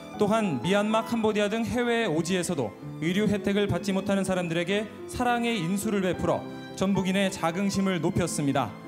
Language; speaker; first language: Korean; native; Korean